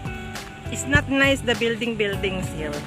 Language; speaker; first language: English; non-native, learner; Filipino